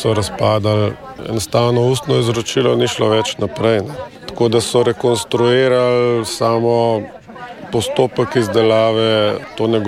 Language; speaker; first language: Slovenian; native; Slovenian